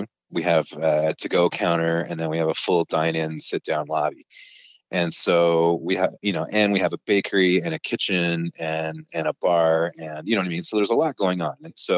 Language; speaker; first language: English; native; English